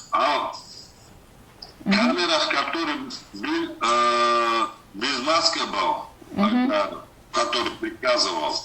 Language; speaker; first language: Russian; non-native, learner; Uzbek